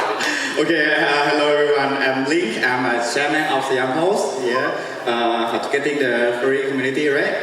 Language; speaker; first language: English; non-native, fluent; Thai